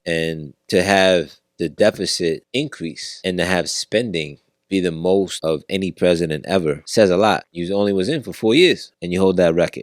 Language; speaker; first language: English; native; English